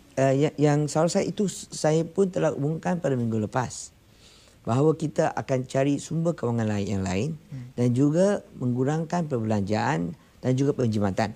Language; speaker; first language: Malay; non-native, local second language; Chinese